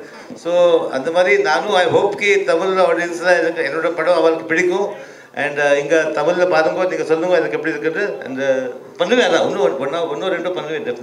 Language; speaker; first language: Tamil; early bilingual, heritage; Tamil